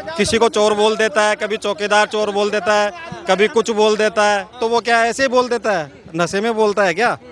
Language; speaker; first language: Hindi; native; Hindi